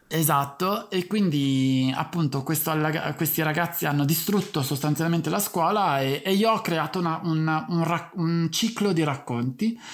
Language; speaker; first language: Italian; native; Italian